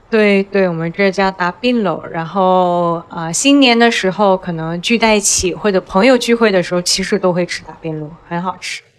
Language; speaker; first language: Chinese; native; Chinese